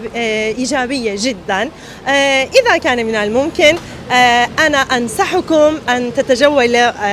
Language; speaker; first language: Arabic; non-native, fluent; Turkish